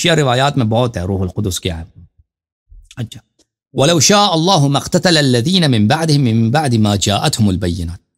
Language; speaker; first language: Urdu; non-native, fluent; Persian